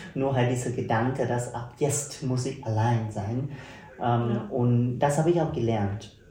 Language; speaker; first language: German; non-native, fluent; Vietnamese